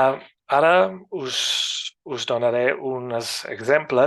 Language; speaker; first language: Catalan; non-native, fluent; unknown